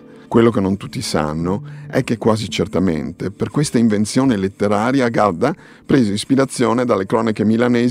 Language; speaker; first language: Italian; native; Italian